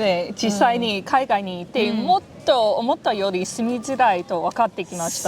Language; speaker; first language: Japanese; non-native, fluent; English